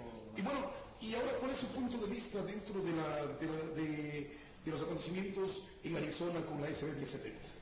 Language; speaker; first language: Spanish; native; Spanish